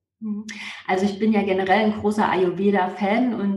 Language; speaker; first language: German; native; German